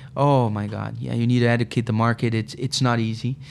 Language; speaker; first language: English; non-native, fluent; Portuguese